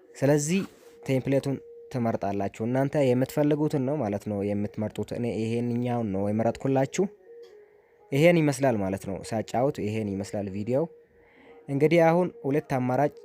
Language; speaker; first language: Amharic; non-native, local second language; Oromo